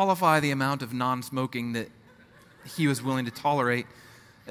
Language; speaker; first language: English; native; English